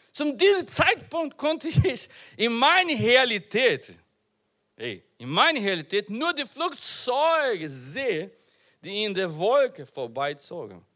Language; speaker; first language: German; non-native, learner; Portuguese